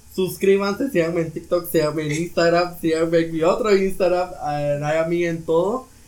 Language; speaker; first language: Spanish; native; Spanish